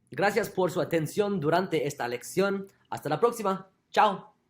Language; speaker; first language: Spanish; non-native, fluent; English